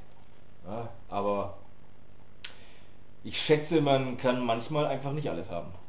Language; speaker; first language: German; native; German